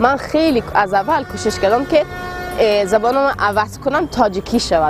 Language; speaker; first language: Persian; non-native, learner; Swedish